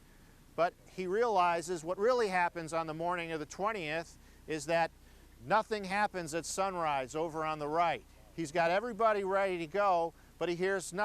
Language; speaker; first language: English; native; English